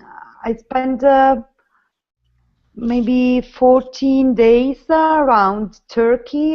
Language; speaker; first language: English; non-native, learner; Italian